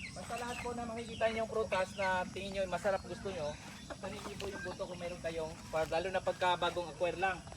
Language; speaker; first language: Filipino; non-native, local second language; Cebuano